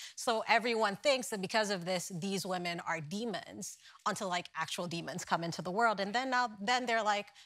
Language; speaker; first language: English; native; English